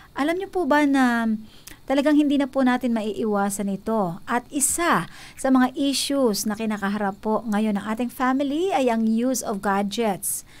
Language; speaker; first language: Filipino; native; Filipino